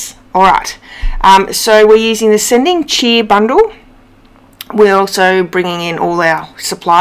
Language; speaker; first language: English; native; English